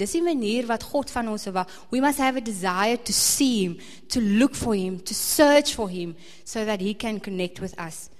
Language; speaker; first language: English; non-native, local second language; Afrikaans